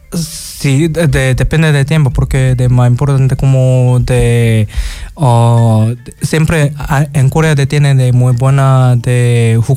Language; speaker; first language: Spanish; non-native, learner; Korean